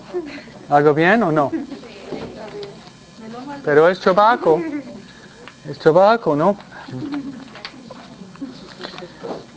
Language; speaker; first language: Spanish; non-native, fluent; English